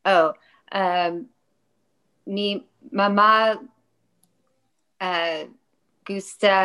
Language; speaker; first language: Spanish; non-native, learner; English